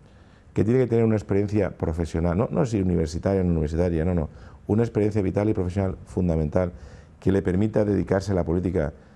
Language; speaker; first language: Spanish; native; Spanish